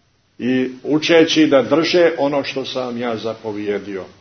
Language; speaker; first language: Croatian; native; Croatian